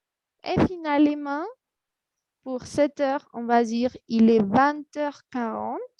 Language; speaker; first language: French; non-native, fluent; Spanish